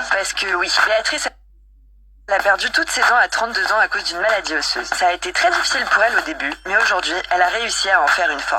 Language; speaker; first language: French; native; French